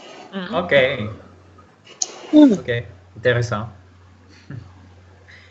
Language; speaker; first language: French; non-native, learner; Spanish